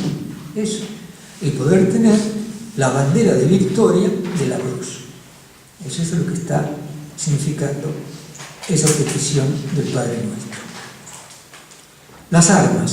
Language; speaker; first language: Spanish; native; Spanish